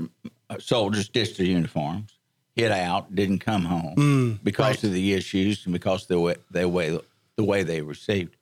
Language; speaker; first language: English; native; English